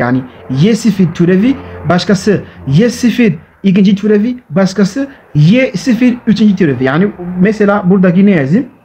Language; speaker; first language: Turkish; non-native, learner; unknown